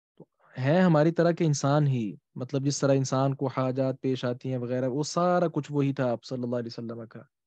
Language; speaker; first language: Urdu; native; Urdu